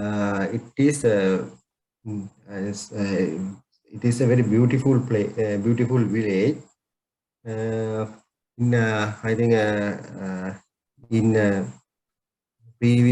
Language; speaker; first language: English; non-native, learner; Sinhala